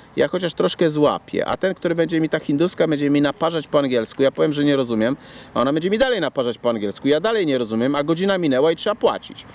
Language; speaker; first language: Polish; native; Polish